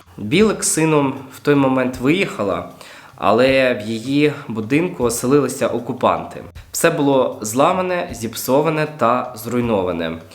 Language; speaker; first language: Ukrainian; non-native, local second language; Russian